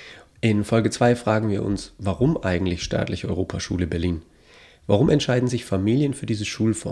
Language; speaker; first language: German; native; German